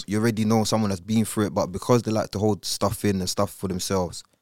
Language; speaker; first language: English; early bilingual, other home language; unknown